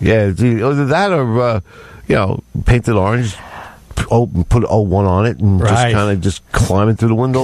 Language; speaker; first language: English; native; English